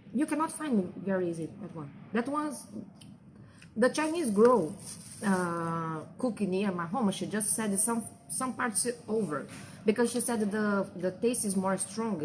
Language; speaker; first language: English; non-native, fluent; Portuguese